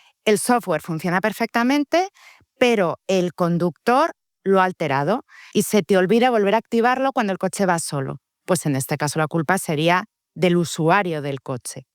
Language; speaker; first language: Spanish; native; Spanish